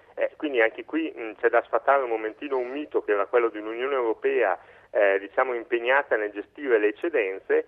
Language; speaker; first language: Italian; native; Italian